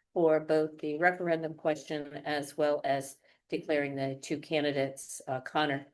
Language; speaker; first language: English; native; English